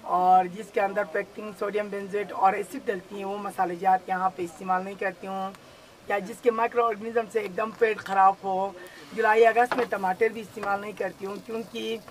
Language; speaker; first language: Urdu; non-native, local second language; Burmese